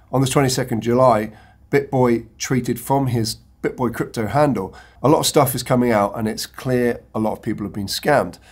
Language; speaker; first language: English; native; English